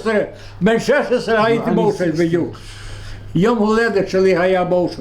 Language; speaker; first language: Hebrew; non-native, fluent; Yiddish